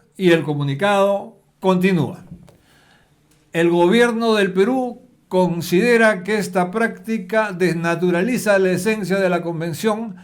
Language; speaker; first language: Spanish; native; Spanish